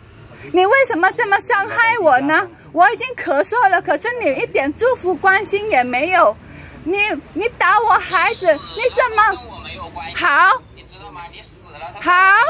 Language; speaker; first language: Chinese; non-native, fluent; Indonesian